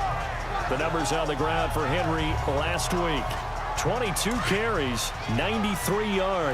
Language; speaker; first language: English; native; English